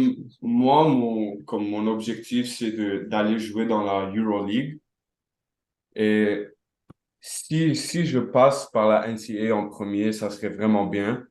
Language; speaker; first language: French; non-native, local second language; Arabic